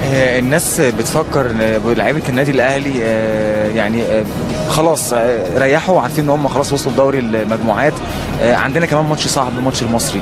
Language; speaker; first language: Arabic; native; Arabic